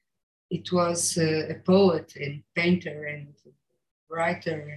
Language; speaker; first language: English; non-native, learner; Portuguese